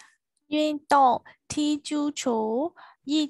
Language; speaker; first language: Chinese; non-native, learner; Burmese